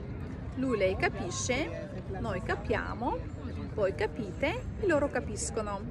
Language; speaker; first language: Italian; non-native, fluent; Russian